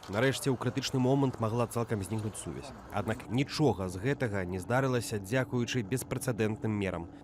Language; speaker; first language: Belarusian; native; Belarusian